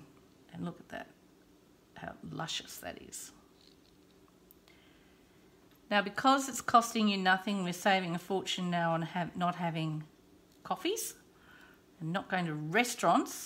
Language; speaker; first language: English; native; English